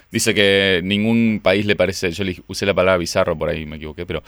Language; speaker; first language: Spanish; native; Spanish